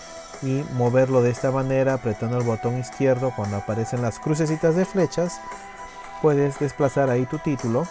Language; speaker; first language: Spanish; native; Spanish